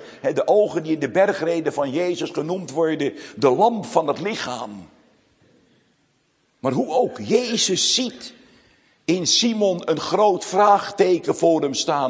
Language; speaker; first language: Dutch; native; Dutch